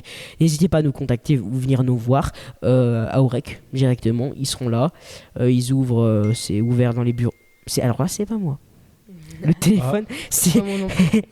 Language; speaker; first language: French; native; French